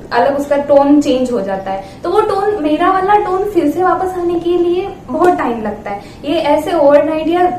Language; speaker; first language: Hindi; non-native, local second language; Marathi